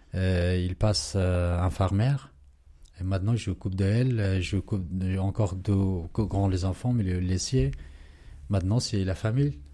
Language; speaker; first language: French; non-native, learner; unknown